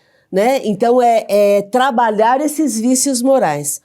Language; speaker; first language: Portuguese; native; Portuguese